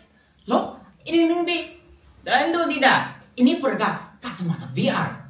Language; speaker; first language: Indonesian; non-native, fluent; Chinese